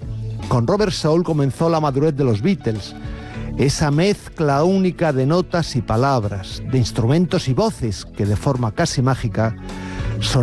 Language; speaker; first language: Spanish; native; Spanish